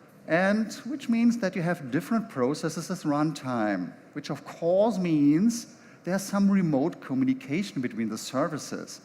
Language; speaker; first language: English; non-native, fluent; German